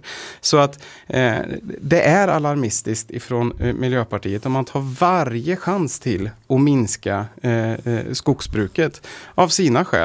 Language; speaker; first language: Swedish; native; Swedish